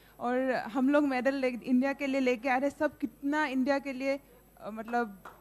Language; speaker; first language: Hindi; non-native, local second language; Assamese